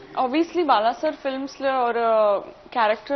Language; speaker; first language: Tamil; non-native, fluent; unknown